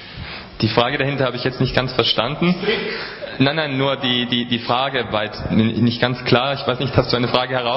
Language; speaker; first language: German; native; German